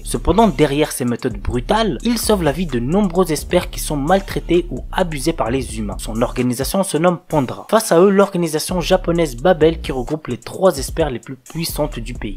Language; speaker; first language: French; native; French